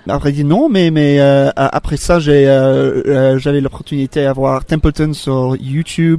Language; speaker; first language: French; non-native, fluent; English